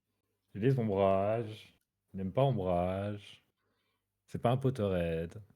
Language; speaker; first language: French; native; French